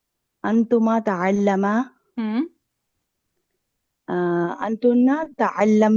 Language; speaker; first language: Arabic; non-native, learner; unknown